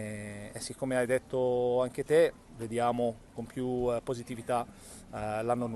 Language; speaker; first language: Italian; non-native, fluent; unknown